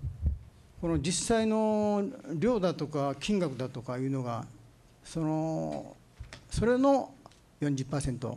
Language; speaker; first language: Japanese; native; Japanese